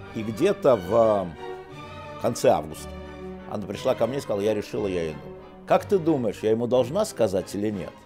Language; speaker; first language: Russian; native; Russian